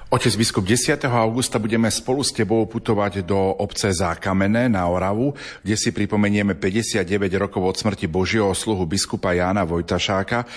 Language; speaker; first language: Slovak; native; Slovak